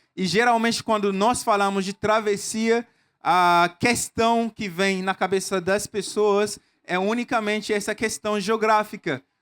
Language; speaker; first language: Portuguese; non-native, fluent; Mossi